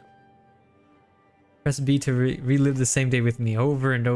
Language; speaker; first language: English; native; English